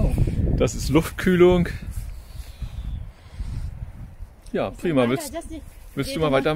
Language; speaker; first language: German; native; German